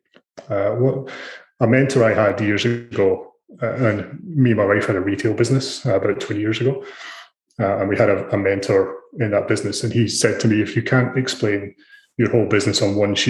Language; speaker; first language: English; native; English